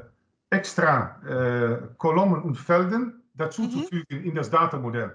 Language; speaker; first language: German; non-native, learner; Dutch